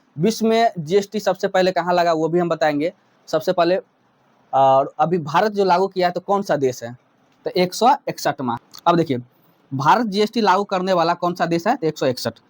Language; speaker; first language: Hindi; native; Hindi